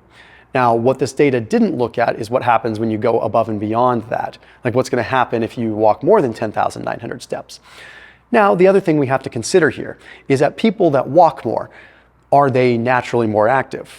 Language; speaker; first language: English; native; English